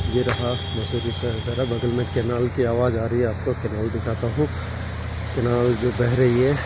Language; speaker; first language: Hindi; native; Hindi